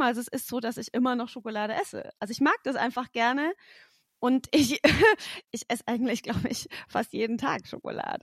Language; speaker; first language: German; native; German